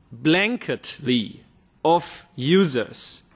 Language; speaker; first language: English; non-native, fluent; German